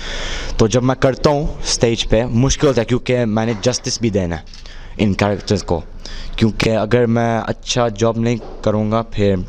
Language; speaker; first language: Hindi; early bilingual, heritage; Hindi